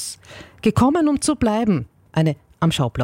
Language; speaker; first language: German; native; German